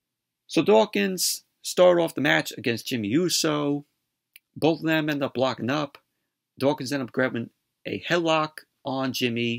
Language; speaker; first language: English; native; English